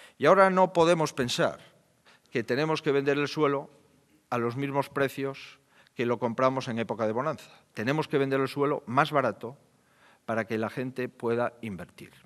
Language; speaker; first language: Spanish; native; Spanish